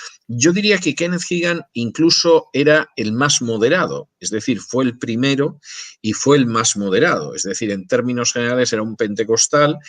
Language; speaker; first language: Spanish; native; Spanish